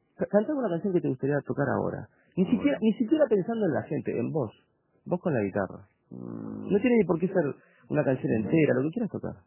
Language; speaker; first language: Spanish; native; Spanish